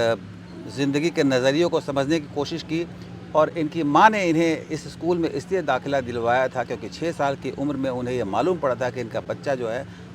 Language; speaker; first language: Hindi; native; Hindi